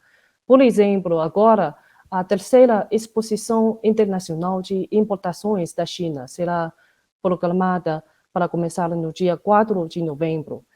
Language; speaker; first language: Portuguese; non-native, fluent; Chinese